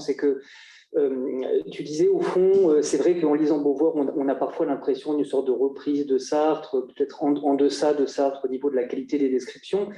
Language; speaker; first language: French; native; French